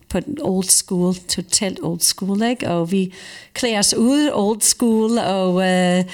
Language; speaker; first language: Danish; non-native, fluent; English